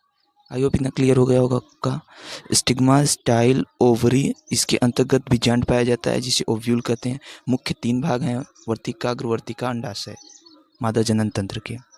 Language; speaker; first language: Hindi; native; Hindi